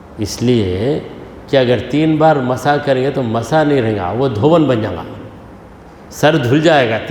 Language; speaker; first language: Urdu; native; Urdu